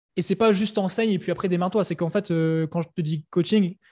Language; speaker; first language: French; native; French